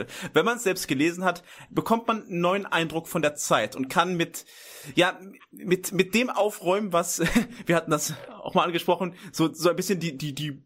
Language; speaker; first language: German; native; German